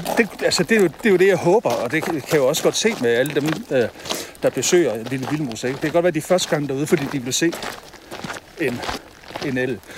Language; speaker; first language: Danish; native; Danish